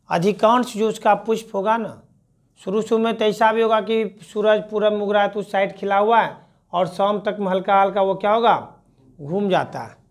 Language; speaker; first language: Hindi; native; Hindi